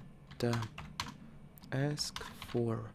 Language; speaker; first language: English; non-native, learner; Russian